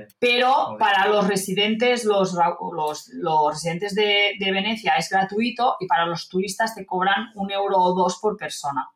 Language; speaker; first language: Spanish; non-native, local second language; Catalan